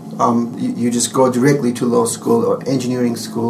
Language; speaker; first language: English; non-native, fluent; Turkish